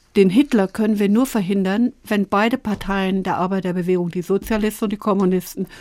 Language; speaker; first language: German; native; German